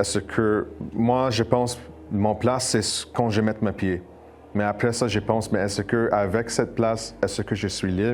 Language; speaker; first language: French; non-native, learner; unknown